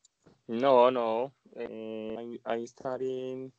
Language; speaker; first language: English; non-native, learner; Spanish